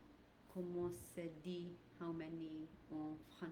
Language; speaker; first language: French; non-native, learner; English